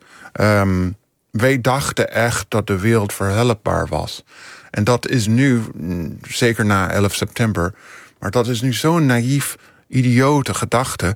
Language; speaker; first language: Dutch; non-native, fluent; English